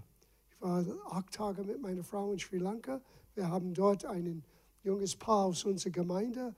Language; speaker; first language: German; non-native, fluent; English